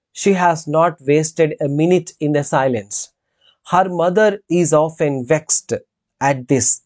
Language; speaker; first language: English; non-native, local second language; Telugu